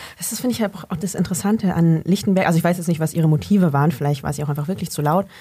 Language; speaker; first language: German; early bilingual, other home language; Vietnamese